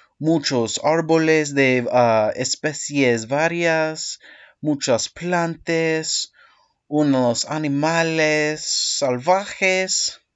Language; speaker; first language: Spanish; non-native, learner; English